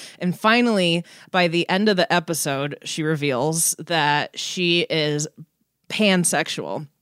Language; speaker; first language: English; native; English